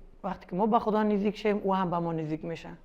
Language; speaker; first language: Persian; native; Persian